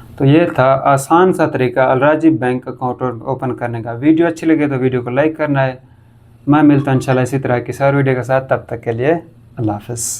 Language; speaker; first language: Urdu; non-native, local second language; Saraiki